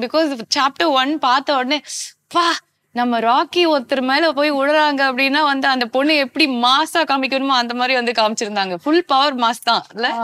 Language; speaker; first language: Tamil; native; Tamil